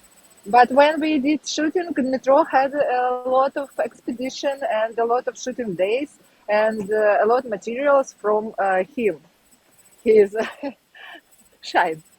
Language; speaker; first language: English; non-native, learner; Ukrainian